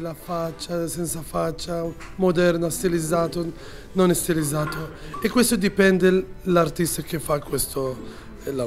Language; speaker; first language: Italian; non-native, learner; Arabic